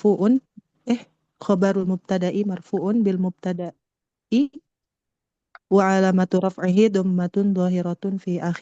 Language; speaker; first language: Arabic; non-native, learner; Indonesian